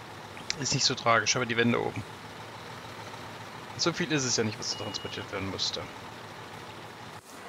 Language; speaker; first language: German; native; German